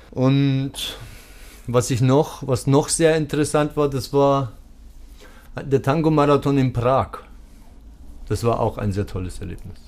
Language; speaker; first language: German; early bilingual, other home language; Turkish